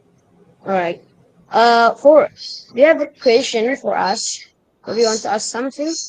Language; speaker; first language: English; non-native, learner; Indonesian